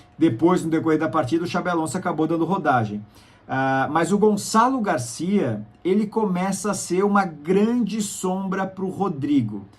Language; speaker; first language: Portuguese; native; Portuguese